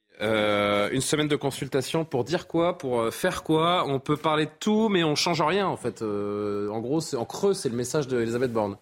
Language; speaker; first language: French; native; French